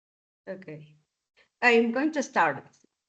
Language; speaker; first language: English; non-native, learner; Spanish